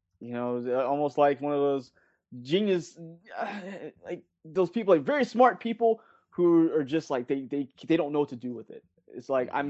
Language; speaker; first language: English; native; English